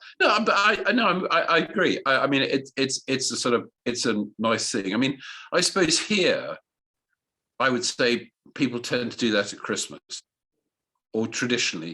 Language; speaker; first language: English; native; English